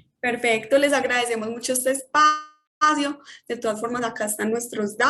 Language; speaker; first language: Spanish; native; Spanish